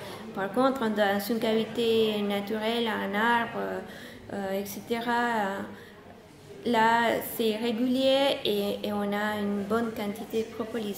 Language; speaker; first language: French; non-native, fluent; Spanish